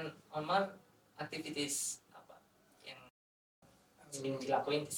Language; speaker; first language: English; non-native, fluent; Indonesian